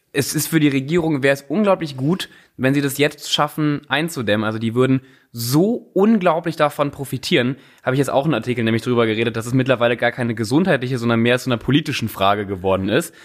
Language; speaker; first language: German; native; German